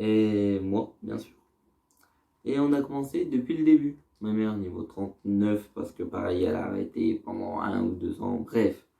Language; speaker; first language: French; native; French